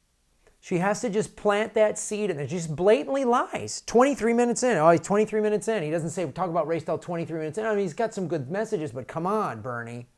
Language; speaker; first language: English; native; English